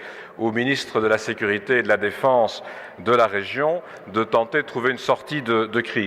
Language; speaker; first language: French; native; French